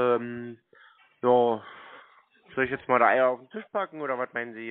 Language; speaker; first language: German; native; German